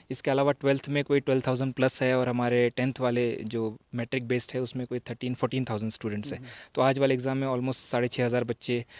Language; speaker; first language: Hindi; non-native, local second language; Marathi